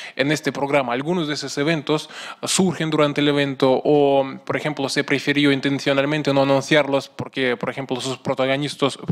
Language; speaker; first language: Spanish; non-native, fluent; Russian